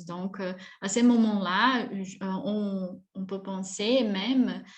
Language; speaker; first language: French; non-native, fluent; Portuguese